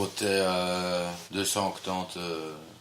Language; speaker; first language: French; native; French